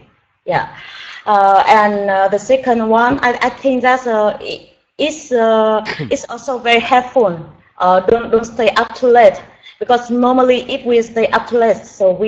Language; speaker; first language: English; non-native, learner; Vietnamese